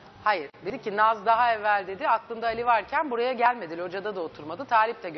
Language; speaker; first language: Turkish; native; Turkish